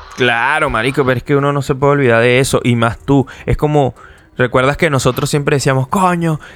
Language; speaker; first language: Spanish; native; Spanish